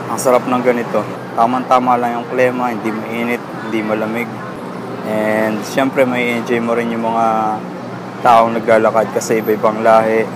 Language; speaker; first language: Filipino; native; Filipino